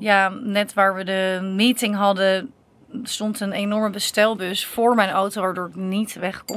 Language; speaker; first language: Dutch; native; Dutch